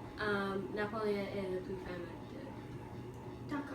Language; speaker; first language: French; non-native, learner; English